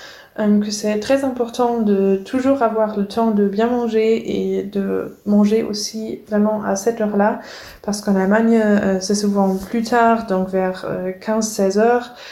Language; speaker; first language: French; non-native, fluent; German